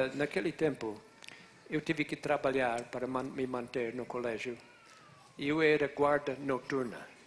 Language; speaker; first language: Portuguese; non-native, fluent; English